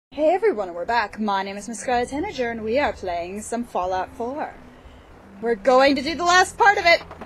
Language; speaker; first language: English; native; English